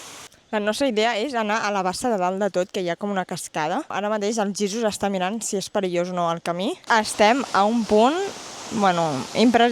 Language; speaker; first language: Catalan; native; Catalan